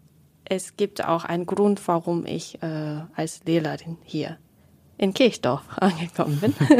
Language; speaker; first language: German; non-native, learner; Japanese